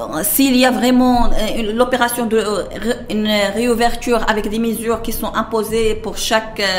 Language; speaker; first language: French; non-native, local second language; Arabic